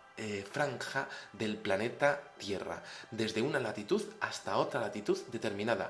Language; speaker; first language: Spanish; native; Spanish